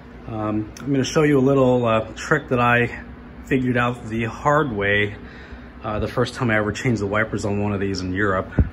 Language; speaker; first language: English; native; English